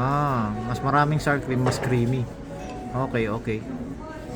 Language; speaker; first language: English; non-native, learner; Filipino